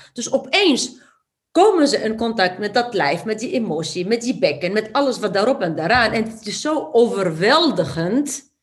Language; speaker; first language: Dutch; non-native, fluent; Arabic